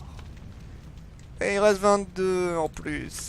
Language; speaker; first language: French; native; French